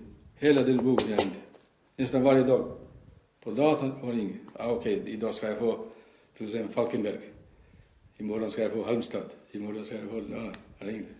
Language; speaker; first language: Swedish; non-native, learner; Albanian